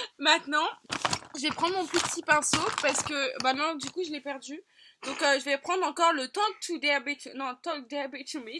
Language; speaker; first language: French; native; French